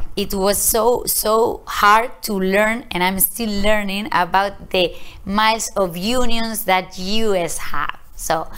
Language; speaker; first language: English; non-native, learner; Spanish